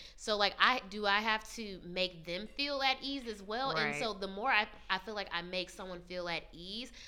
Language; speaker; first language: English; native; English